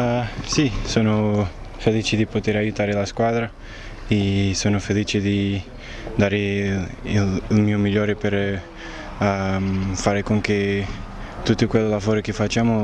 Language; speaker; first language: Italian; non-native, fluent; Portuguese